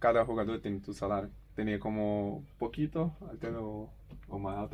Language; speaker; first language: Spanish; non-native, learner; Portuguese